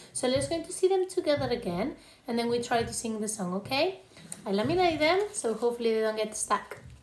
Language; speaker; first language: English; non-native, fluent; Spanish